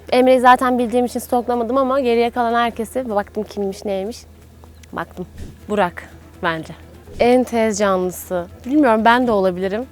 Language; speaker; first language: Turkish; native; Turkish